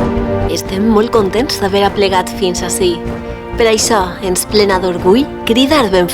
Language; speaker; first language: Catalan; native; Catalan